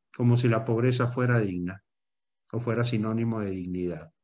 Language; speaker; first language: Spanish; native; Spanish